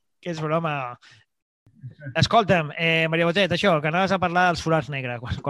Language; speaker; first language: Catalan; native; Catalan